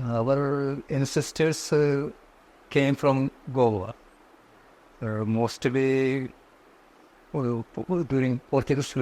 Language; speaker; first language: English; non-native, local second language; Konkani